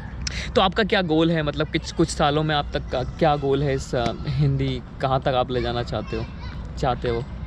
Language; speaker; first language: Hindi; native; Hindi